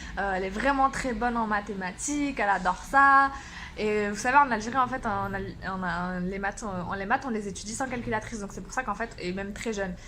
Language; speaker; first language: French; early bilingual, other home language; Arabic